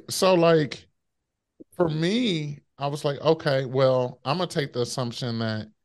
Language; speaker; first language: English; native; English